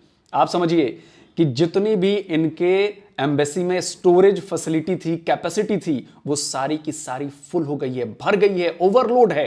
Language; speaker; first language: Hindi; native; Hindi